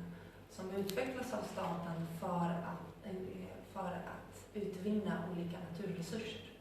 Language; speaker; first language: Swedish; non-native, fluent; Spanish